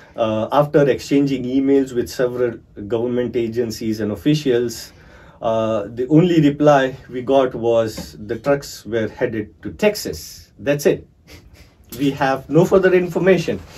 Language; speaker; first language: English; non-native, local second language; Marathi